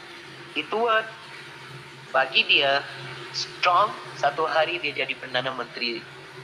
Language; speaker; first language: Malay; non-native, learner; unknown